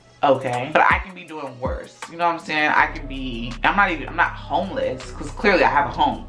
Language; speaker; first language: English; native; English